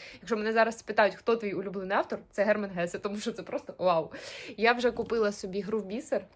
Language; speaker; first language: Ukrainian; native; Ukrainian